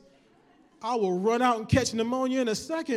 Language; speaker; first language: English; native; English